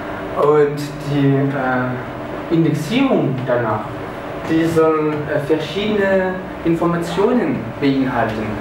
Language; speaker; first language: German; non-native, fluent; French